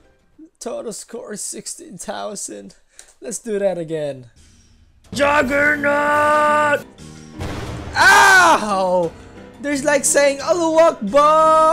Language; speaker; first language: English; non-native, local second language; Filipino